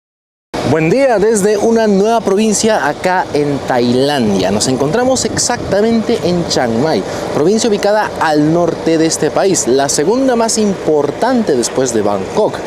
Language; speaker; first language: Spanish; native; Spanish